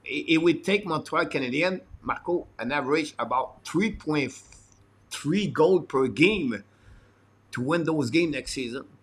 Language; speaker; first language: English; non-native, fluent; French